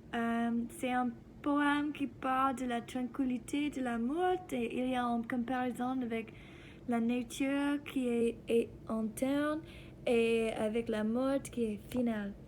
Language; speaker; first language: French; non-native, learner; English